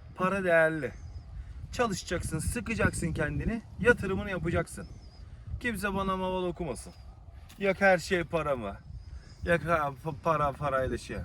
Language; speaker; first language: Turkish; early bilingual, heritage; Turkish